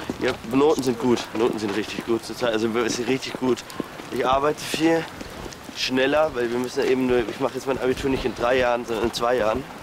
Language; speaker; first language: German; native; German